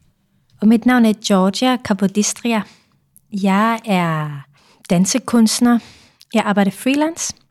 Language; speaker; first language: Danish; non-native, fluent; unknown